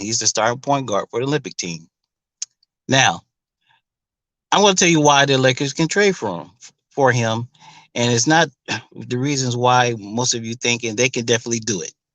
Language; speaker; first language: English; native; English